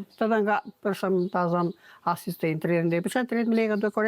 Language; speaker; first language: Albanian; native; Albanian